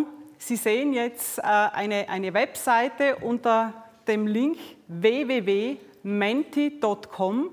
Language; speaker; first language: German; native; German